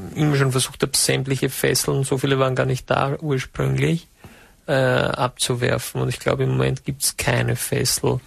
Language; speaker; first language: German; native; German